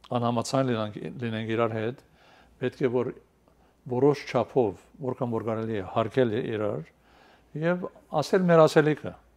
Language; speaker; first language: Armenian; early bilingual, heritage; Armenian